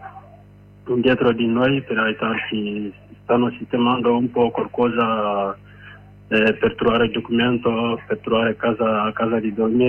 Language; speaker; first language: Italian; non-native, learner; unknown